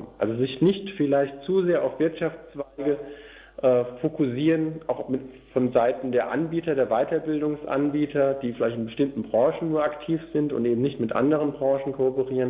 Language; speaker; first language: German; native; German